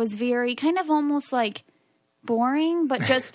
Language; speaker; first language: English; native; English